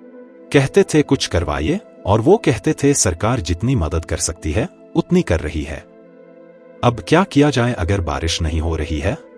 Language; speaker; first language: Hindi; native; Hindi